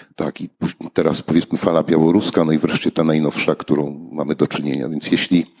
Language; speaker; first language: Polish; native; Polish